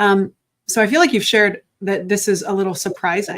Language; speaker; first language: English; native; English